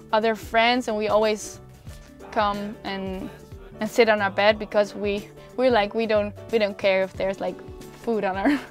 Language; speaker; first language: English; non-native, fluent; Dutch